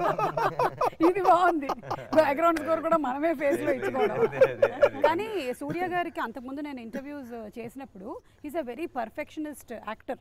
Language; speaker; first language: Telugu; native; Telugu